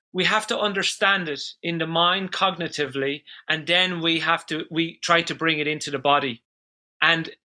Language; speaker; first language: English; native; English